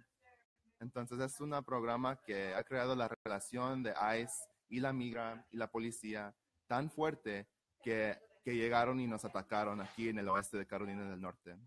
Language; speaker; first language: Spanish; early bilingual, heritage; Spanish